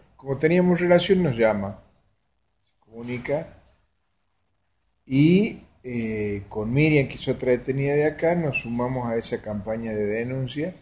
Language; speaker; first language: Spanish; native; Spanish